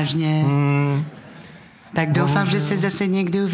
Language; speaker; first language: Czech; non-native, learner; French